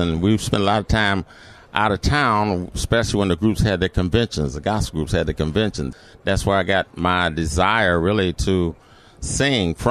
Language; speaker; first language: English; native; English